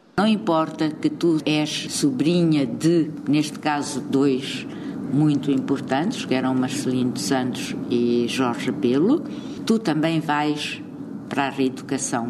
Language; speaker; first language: Portuguese; native; Portuguese